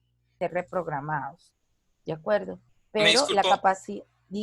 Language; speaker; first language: Spanish; native; Spanish